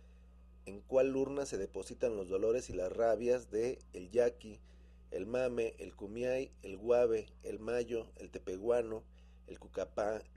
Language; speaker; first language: Spanish; native; Spanish